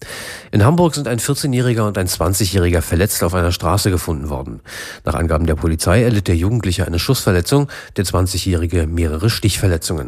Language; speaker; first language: German; native; German